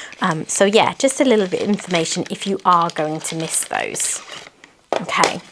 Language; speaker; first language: English; native; English